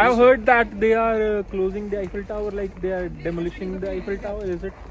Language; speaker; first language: English; non-native, local second language; Hindi